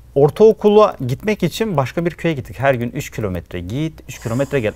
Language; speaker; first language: Turkish; native; Turkish